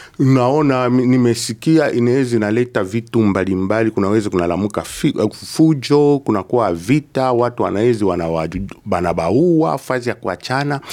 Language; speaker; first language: Swahili; native; Swahili